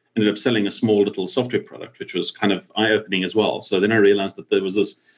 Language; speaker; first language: English; native; English